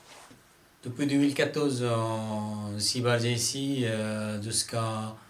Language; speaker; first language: French; non-native, learner; Bangla